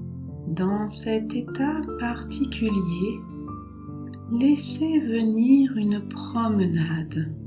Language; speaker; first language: French; native; French